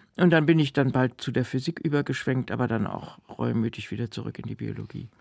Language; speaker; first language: German; native; German